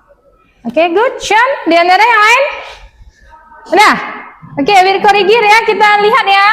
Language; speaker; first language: Indonesian; native; Indonesian